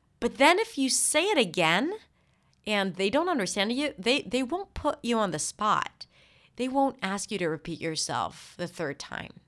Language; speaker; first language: English; non-native, fluent; Hebrew